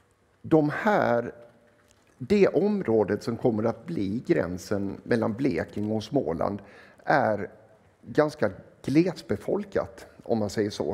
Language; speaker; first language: Swedish; native; Swedish